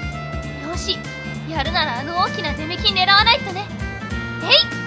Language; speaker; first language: Japanese; native; Japanese